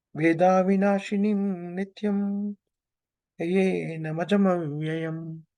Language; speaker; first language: Hindi; non-native, local second language; Telugu